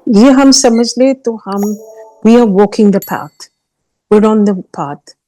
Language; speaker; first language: Hindi; early bilingual, heritage; Hindi